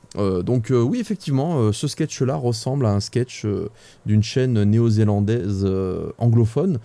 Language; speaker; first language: French; native; French